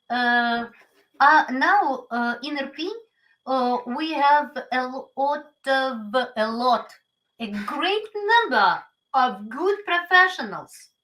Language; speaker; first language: English; non-native, learner; Ukrainian